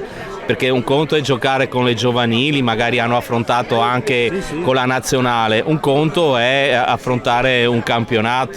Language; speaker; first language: Italian; native; Italian